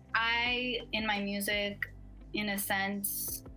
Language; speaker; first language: English; native; English